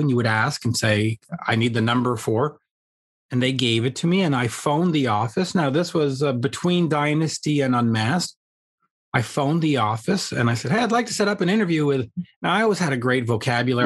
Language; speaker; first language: English; native; English